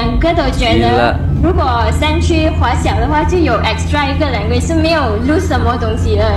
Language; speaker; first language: Chinese; non-native, local second language; Malay